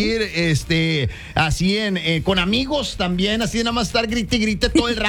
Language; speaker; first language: Spanish; native; Spanish